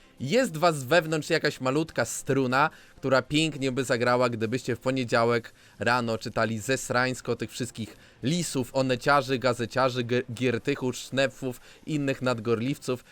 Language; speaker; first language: Polish; native; Polish